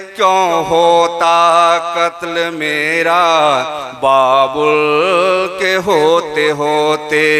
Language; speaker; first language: Hindi; native; Hindi